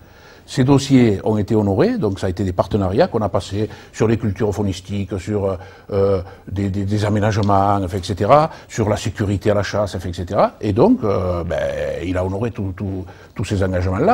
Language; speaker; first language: French; native; French